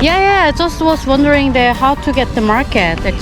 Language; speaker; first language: English; non-native, fluent; Korean